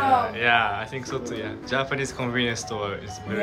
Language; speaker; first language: English; non-native, learner; Japanese